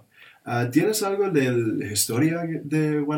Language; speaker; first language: Spanish; non-native, learner; English